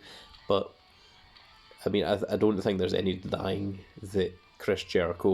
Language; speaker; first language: English; native; English